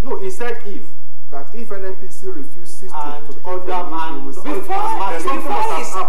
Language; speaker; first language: English; non-native, local second language; Yoruba